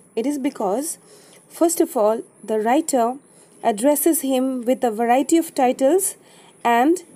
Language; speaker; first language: English; non-native, local second language; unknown